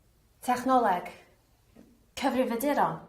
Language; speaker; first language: Welsh; non-native, learner; English